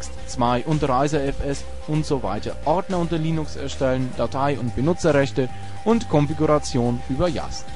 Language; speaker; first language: German; native; German